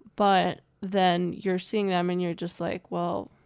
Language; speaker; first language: English; native; English